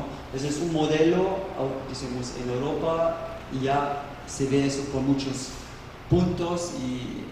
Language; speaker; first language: Spanish; non-native, fluent; German